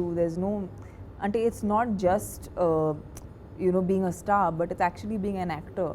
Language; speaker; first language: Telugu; non-native, fluent; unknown